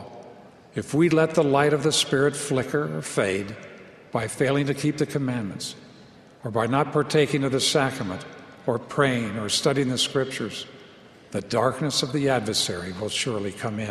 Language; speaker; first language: English; native; English